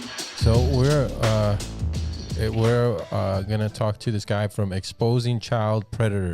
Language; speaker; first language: English; native; English